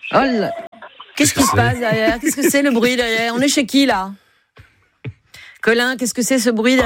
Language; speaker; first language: French; native; French